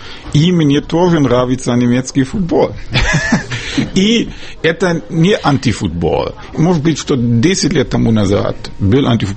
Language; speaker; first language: Russian; non-native, fluent; German